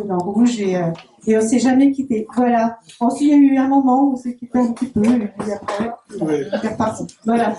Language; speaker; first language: French; native; French